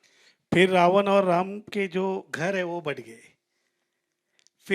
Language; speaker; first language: Hindi; native; Hindi